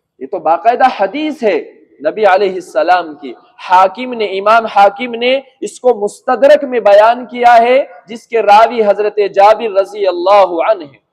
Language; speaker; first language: Urdu; native; Urdu